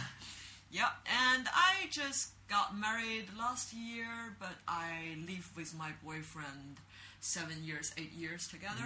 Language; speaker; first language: English; non-native, learner; Chinese